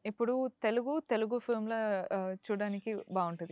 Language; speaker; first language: Telugu; non-native, fluent; Kodava